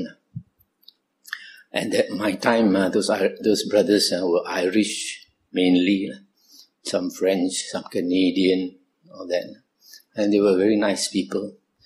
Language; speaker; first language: English; non-native, local second language; Min Nan Chinese